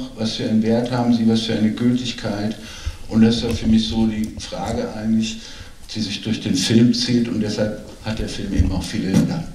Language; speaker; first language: German; native; German